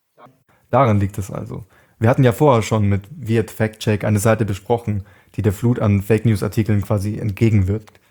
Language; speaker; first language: German; native; German